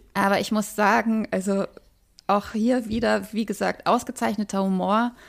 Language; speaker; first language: German; native; German